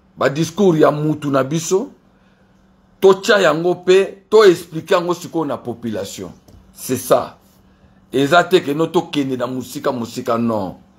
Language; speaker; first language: Lingala; native; Lingala